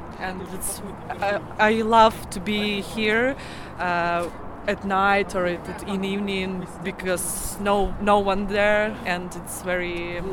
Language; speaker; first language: English; non-native, learner; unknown